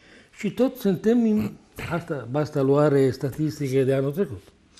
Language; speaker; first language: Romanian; non-native, learner; Italian